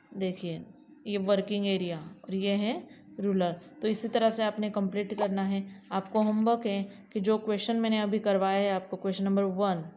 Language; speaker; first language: Hindi; non-native, local second language; Gujarati